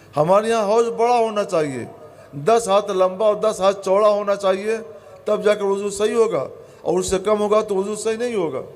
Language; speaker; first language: Urdu; native; Urdu